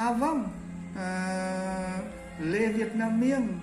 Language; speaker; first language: French; non-native, learner; Vietnamese